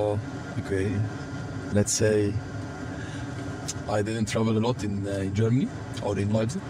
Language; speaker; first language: English; non-native, fluent; Arabic